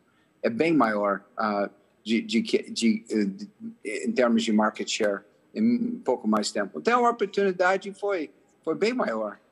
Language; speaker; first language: Portuguese; non-native, fluent; English